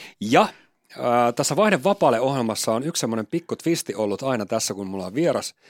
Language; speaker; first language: Finnish; native; Finnish